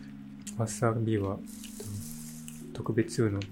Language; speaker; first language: Japanese; non-native, learner; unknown